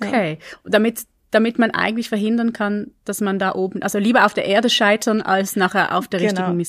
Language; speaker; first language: German; native; German